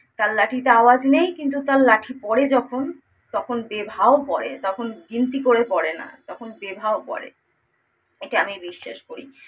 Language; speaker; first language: Bangla; native; Bangla